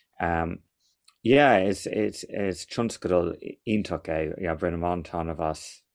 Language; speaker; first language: Irish; non-native, local second language; English